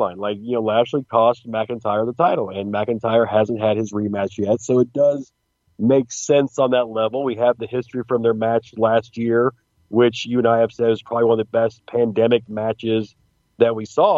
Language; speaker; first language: English; native; English